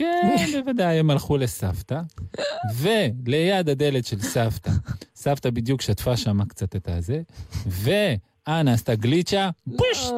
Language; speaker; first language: Hebrew; native; Hebrew